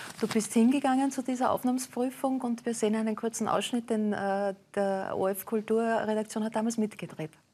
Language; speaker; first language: German; native; German